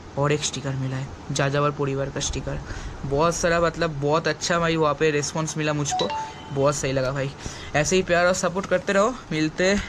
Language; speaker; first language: Hindi; non-native, local second language; Bangla